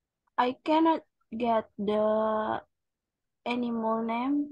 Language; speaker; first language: English; non-native, learner; Indonesian